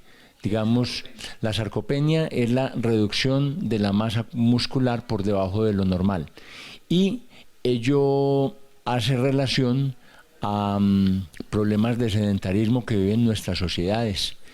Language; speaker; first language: Spanish; native; Spanish